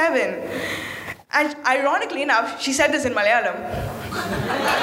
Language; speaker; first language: English; non-native, fluent; Malayalam